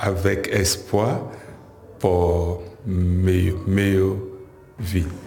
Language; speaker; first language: French; non-native, learner; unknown